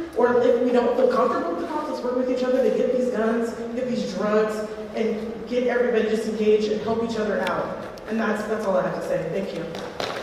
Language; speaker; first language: English; native; English